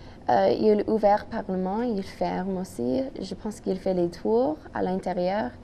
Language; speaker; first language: French; non-native, local second language; English